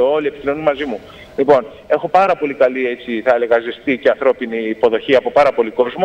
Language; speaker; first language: Greek; native; Greek